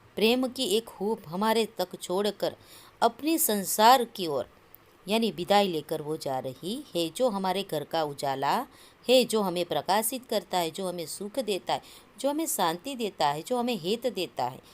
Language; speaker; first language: Hindi; non-native, local second language; Gujarati